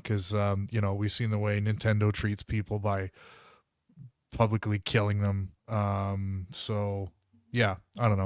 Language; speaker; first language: English; native; English